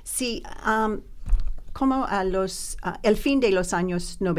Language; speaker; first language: Spanish; non-native, learner; English